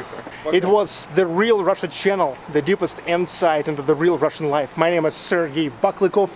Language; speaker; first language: English; non-native, fluent; Russian